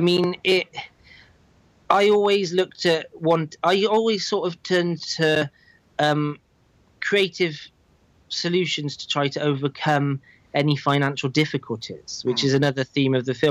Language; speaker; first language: English; native; English